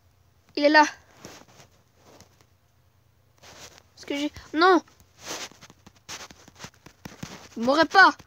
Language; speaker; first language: French; native; French